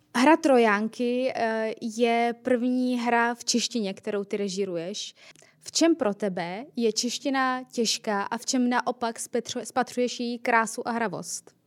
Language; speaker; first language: Czech; native; Czech